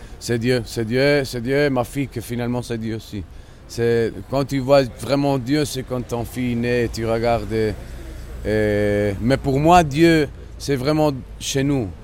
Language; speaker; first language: French; non-native, local second language; Spanish